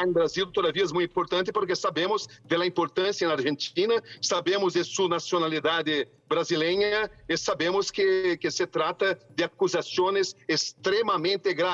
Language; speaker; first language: Spanish; non-native, fluent; Portuguese